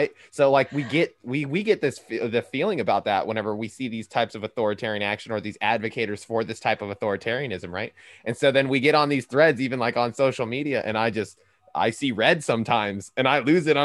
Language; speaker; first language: English; native; English